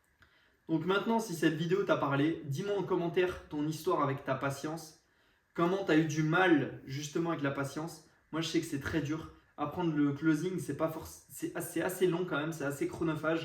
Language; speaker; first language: French; native; French